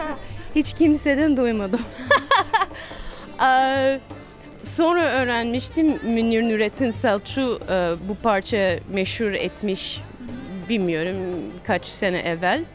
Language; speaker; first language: Turkish; non-native, fluent; English